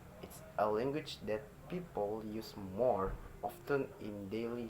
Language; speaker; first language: English; non-native, learner; Indonesian